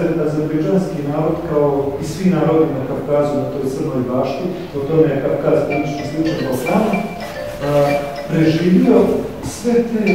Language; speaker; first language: Croatian; native; Croatian